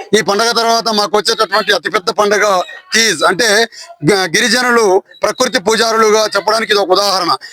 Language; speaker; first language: Telugu; non-native, local second language; Lambadi